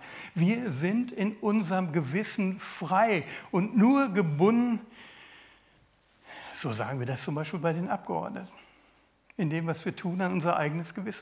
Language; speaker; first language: German; native; German